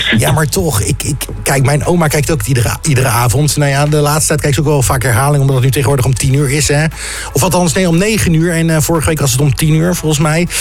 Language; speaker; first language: Dutch; native; Dutch